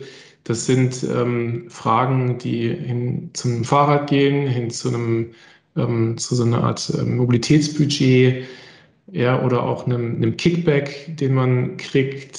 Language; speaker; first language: German; native; German